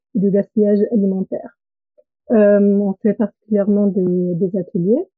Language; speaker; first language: French; non-native, fluent; German